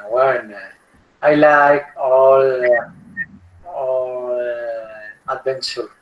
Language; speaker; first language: English; non-native, learner; Spanish